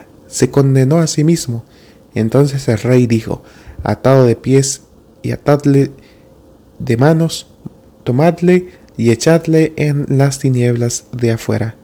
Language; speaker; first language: Spanish; native; Spanish